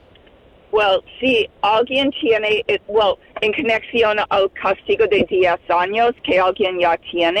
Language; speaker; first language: Spanish; non-native, fluent; English